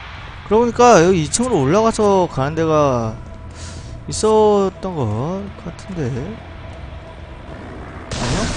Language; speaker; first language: Korean; native; Korean